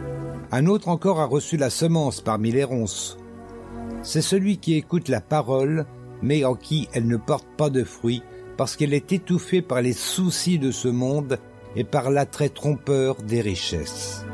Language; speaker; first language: French; native; French